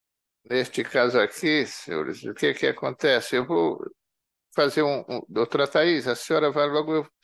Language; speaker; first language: Portuguese; native; Portuguese